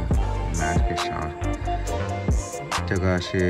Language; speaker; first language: Chinese; non-native, learner; Vietnamese